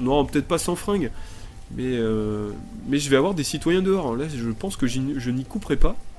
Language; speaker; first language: French; native; French